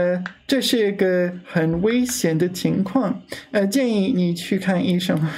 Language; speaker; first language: Chinese; non-native, learner; English